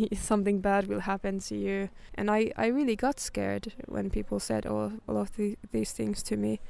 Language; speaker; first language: English; non-native, fluent; Finnish